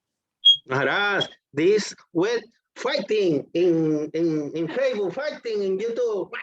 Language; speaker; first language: English; non-native, learner; Spanish